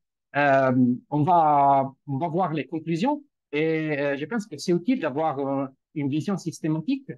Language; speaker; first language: French; non-native, fluent; Italian